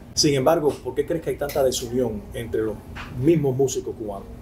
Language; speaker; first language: Spanish; native; Spanish